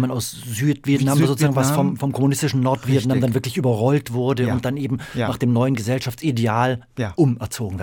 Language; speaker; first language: German; native; German